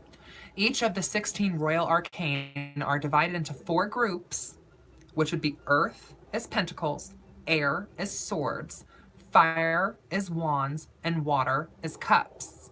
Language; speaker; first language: English; native; English